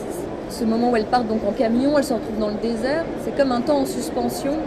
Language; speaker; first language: French; native; French